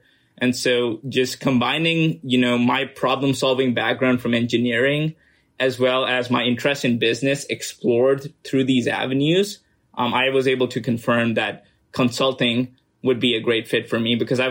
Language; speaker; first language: English; non-native, local second language; Urdu